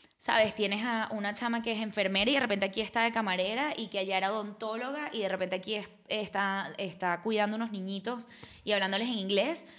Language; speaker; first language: Spanish; native; Spanish